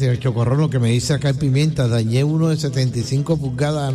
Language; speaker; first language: Spanish; native; Spanish